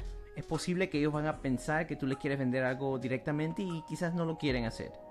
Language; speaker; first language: Spanish; early bilingual, heritage; Spanish